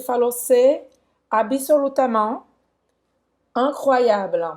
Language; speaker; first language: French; non-native, fluent; Portuguese